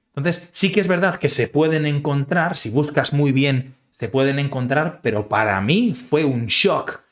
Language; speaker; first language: Spanish; native; Spanish